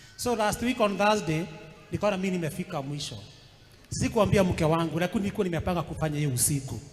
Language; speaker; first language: Swahili; non-native, local second language; Kikuyu